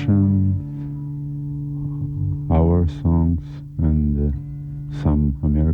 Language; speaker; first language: English; non-native, learner; Russian